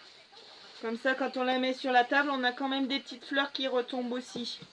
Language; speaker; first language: French; native; French